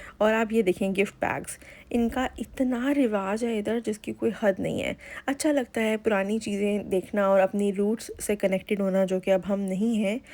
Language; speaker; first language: Urdu; native; Urdu